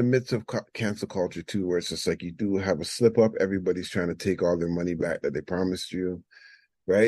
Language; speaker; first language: English; native; English